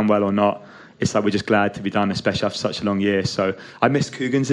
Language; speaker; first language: English; native; English